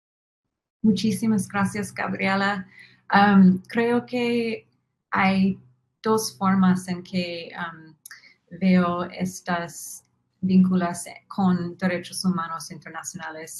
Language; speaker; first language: Spanish; non-native, fluent; English